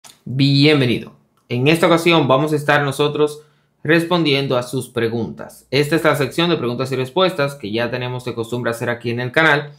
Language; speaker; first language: Spanish; native; Spanish